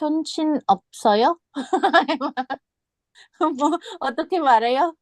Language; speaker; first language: Korean; non-native, learner; English